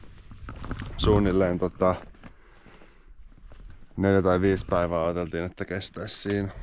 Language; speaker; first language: Finnish; native; Finnish